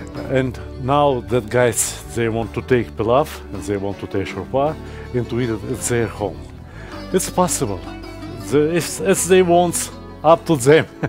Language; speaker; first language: English; non-native, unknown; Russian